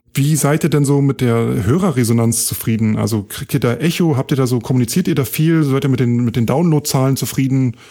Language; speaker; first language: German; native; German